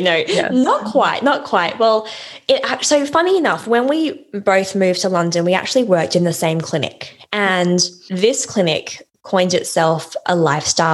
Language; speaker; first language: English; native; English